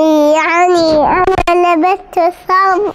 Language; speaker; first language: Arabic; early bilingual, heritage; Arabic